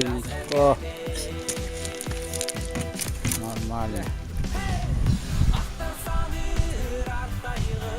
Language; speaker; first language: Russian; non-native, local second language; Yakut